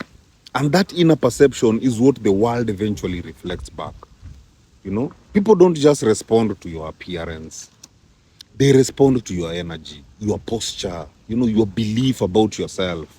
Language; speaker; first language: English; non-native, local second language; Swahili